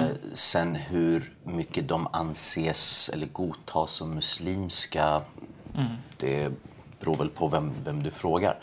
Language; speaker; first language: Swedish; early bilingual, other home language; Persian